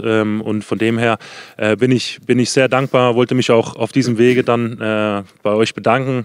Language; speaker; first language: German; native; German